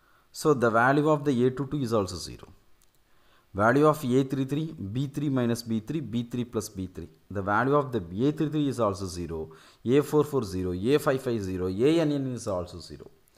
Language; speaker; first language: English; non-native, local second language; Tamil